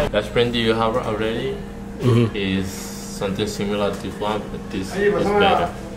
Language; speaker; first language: English; non-native, learner; Spanish